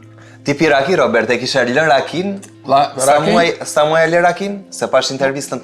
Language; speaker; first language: Albanian; native; Albanian